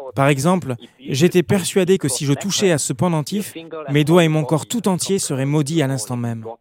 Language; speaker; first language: French; non-native, fluent; Korean